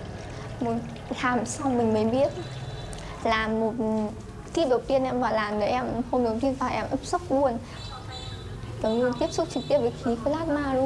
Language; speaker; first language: Vietnamese; native; Vietnamese